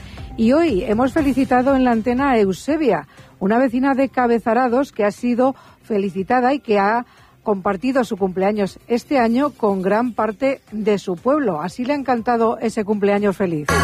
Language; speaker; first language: Spanish; native; Spanish